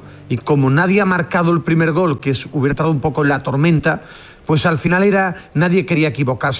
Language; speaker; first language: Spanish; native; Spanish